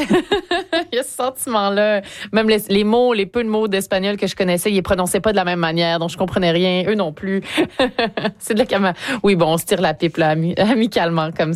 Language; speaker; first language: French; native; French